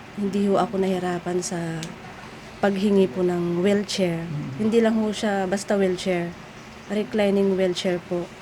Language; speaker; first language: Filipino; native; Filipino